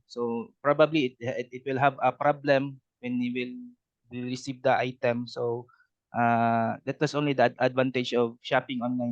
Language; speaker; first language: English; non-native, learner; Cebuano